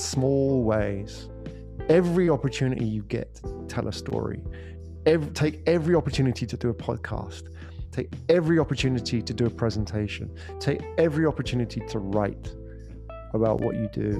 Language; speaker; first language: English; native; English